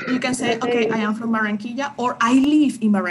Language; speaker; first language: English; non-native, fluent; Spanish